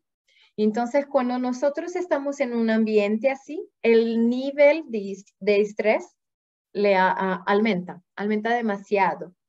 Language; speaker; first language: Spanish; non-native, fluent; Portuguese